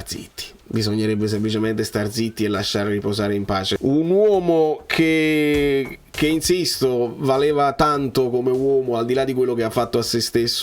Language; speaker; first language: Italian; native; Italian